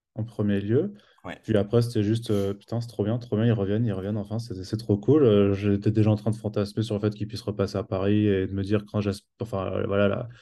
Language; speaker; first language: French; native; French